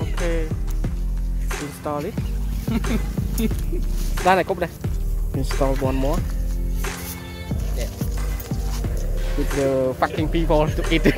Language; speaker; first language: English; non-native, learner; Vietnamese